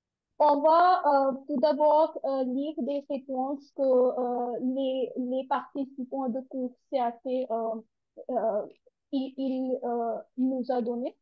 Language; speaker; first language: French; non-native, learner; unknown